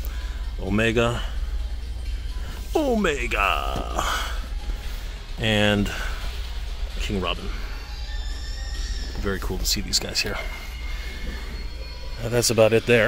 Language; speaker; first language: English; native; English